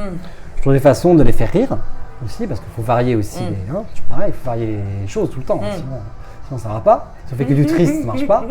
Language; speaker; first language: French; native; French